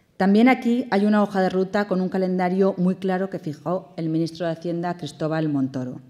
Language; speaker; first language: Spanish; native; Spanish